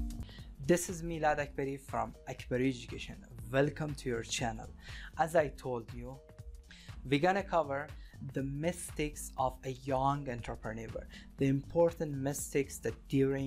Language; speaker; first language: English; non-native, fluent; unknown